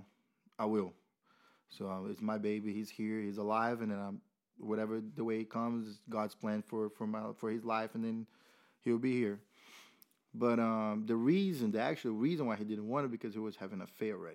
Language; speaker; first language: English; non-native, fluent; Portuguese